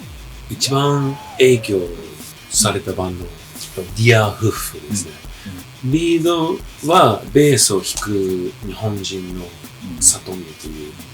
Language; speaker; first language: Japanese; non-native, fluent; English